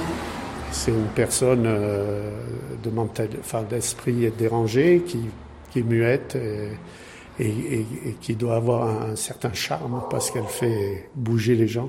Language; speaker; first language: French; native; French